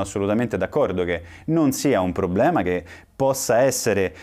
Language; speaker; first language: Italian; native; Italian